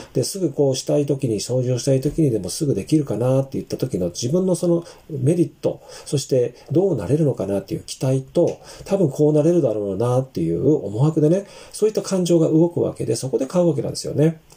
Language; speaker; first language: Japanese; native; Japanese